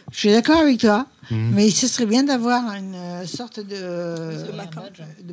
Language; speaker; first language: French; native; French